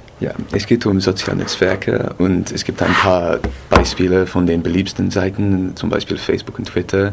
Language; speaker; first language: German; non-native, fluent; English